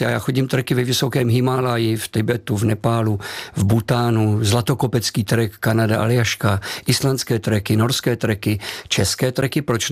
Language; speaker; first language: Czech; native; Czech